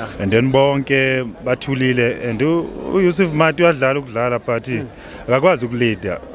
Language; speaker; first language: Zulu; native; Zulu